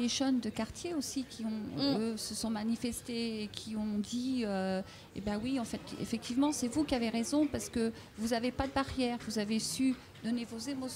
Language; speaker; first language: French; native; French